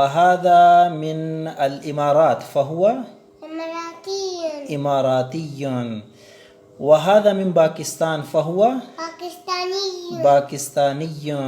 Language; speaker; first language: Arabic; non-native, fluent; Urdu